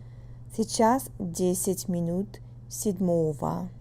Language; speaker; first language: Russian; non-native, fluent; English